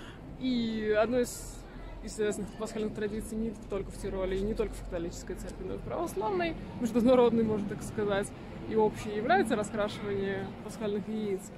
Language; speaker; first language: Russian; native; Russian